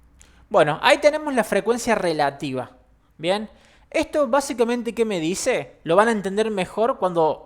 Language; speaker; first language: Spanish; native; Spanish